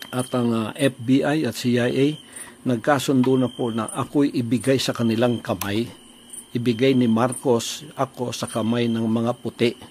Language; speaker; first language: Filipino; native; Filipino